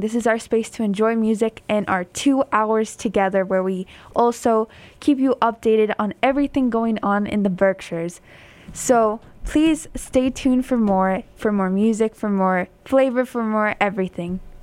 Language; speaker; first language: English; early bilingual, other home language; Spanish